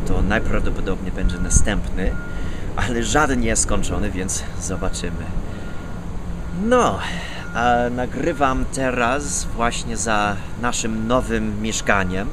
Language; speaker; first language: Polish; non-native, fluent; English